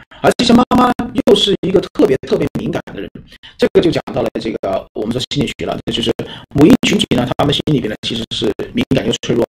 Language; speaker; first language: Chinese; native; Chinese